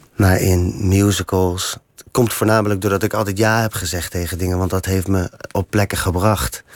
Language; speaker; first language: Dutch; native; Dutch